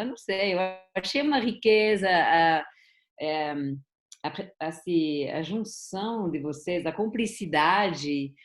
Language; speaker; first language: Portuguese; non-native, fluent; German